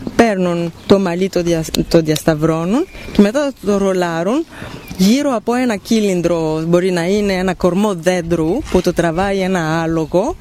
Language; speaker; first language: Greek; non-native, fluent; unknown